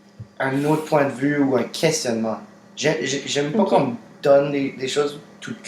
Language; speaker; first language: French; native; French